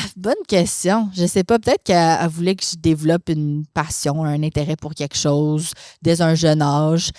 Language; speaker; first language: French; native; French